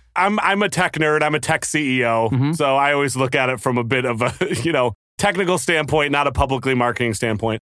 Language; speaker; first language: English; native; English